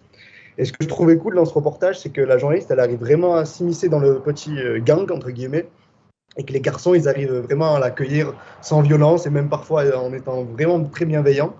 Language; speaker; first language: French; native; French